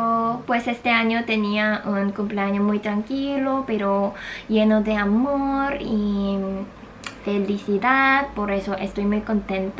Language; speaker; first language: Spanish; non-native, learner; Korean